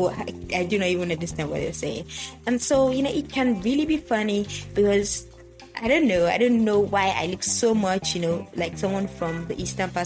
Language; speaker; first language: English; non-native, local second language; Yoruba